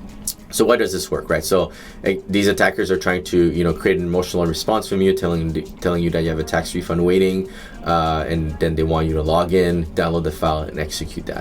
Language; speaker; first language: English; native; English